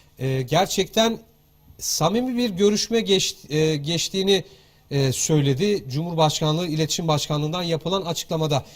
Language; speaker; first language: Turkish; native; Turkish